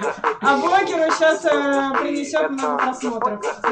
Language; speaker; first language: Russian; native; Russian